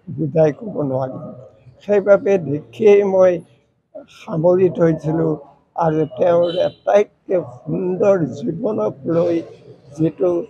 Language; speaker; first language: Assamese; native; Assamese